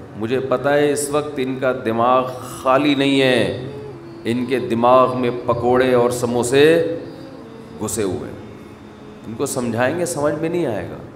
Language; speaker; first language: Urdu; native; Urdu